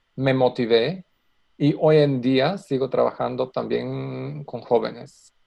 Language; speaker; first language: Spanish; non-native, learner; Macedonian